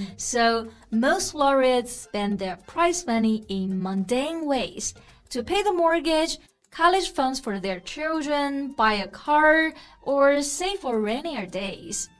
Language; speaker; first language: English; non-native, fluent; Chinese